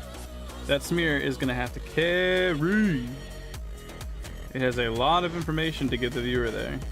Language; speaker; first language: English; native; English